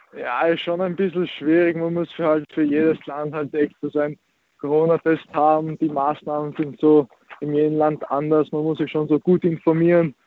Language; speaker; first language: German; early bilingual, other home language; Croatian